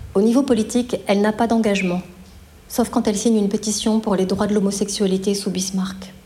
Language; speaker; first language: French; native; French